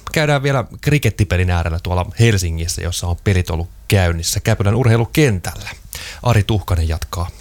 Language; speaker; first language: Finnish; native; Finnish